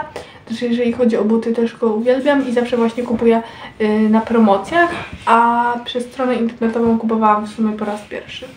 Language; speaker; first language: Polish; native; Polish